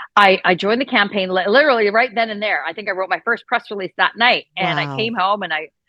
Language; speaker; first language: English; native; English